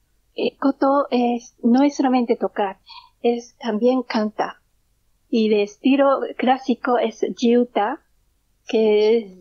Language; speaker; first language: Spanish; non-native, learner; Japanese